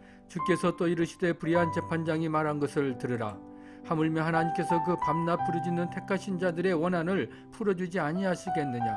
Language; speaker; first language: Korean; native; Korean